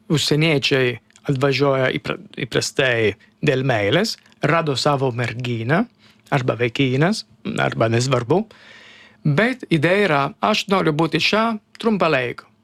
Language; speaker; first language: Lithuanian; non-native, learner; Italian